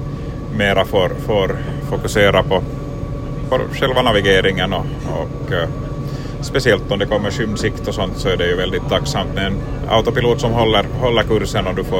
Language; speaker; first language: Swedish; native; Swedish